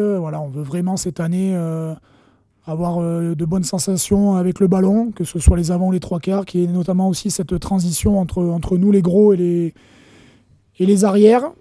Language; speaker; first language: French; native; French